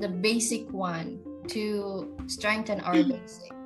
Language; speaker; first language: English; non-native, fluent; Indonesian